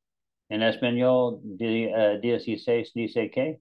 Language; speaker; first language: Spanish; non-native, learner; English